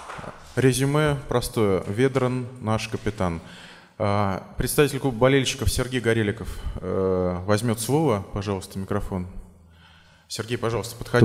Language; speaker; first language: Russian; native; Russian